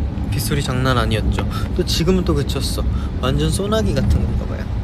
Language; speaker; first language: Korean; early bilingual, heritage; Korean